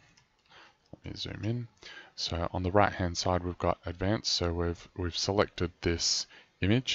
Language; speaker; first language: English; native; English